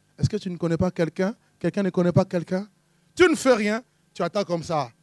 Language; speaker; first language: French; non-native, local second language; Lingala